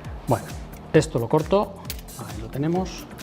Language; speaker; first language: Spanish; native; Spanish